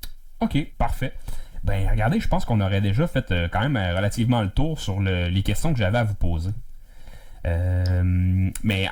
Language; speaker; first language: French; native; French